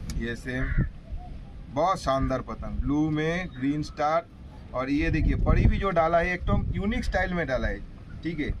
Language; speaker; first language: Hindi; non-native, local second language; Bangla